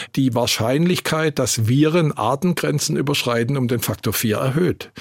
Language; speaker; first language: German; native; German